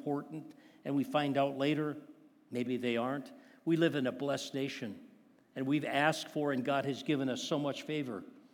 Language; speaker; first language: English; native; English